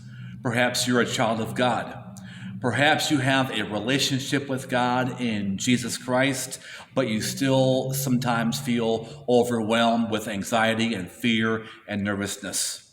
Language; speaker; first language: English; native; English